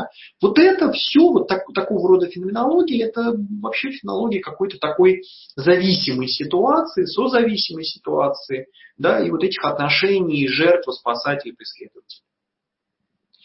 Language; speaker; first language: Russian; native; Russian